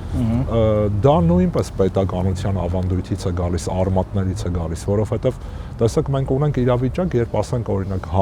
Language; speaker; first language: Armenian; native; Armenian